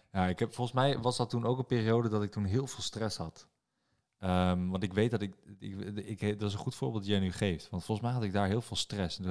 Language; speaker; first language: Dutch; native; Dutch